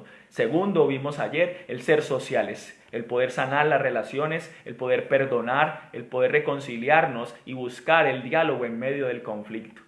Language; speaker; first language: Spanish; native; Spanish